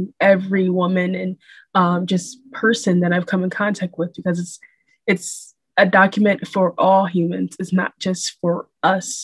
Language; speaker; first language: English; native; English